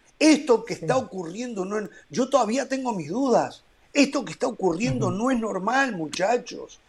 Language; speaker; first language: Spanish; native; Spanish